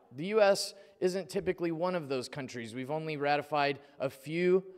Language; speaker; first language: English; native; English